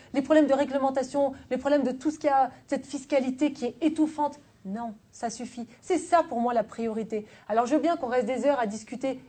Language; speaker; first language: French; native; French